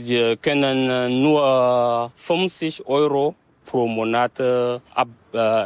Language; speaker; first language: German; non-native, learner; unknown